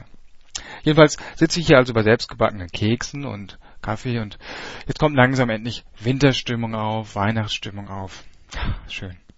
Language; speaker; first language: German; native; German